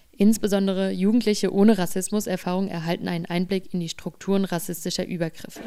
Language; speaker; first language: German; native; German